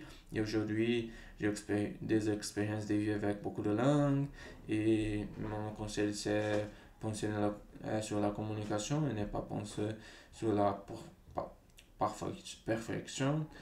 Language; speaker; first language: French; non-native, fluent; Portuguese